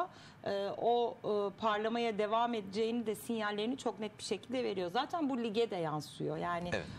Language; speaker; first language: Turkish; native; Turkish